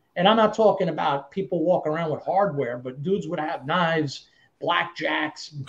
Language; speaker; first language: English; native; English